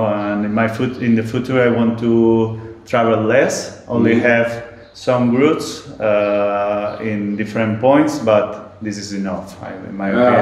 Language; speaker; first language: English; non-native, learner; Spanish